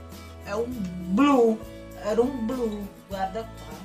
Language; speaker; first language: Italian; non-native, learner; Portuguese